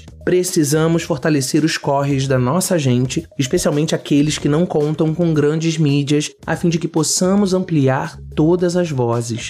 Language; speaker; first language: Portuguese; native; Portuguese